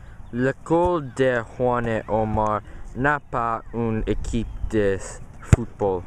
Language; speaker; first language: French; non-native, learner; English